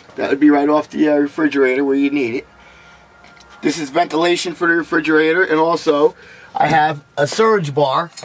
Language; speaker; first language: English; native; English